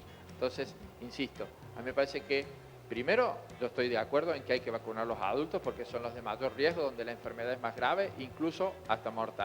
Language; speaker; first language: Spanish; native; Spanish